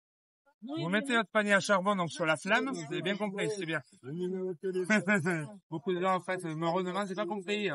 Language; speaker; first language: French; native; French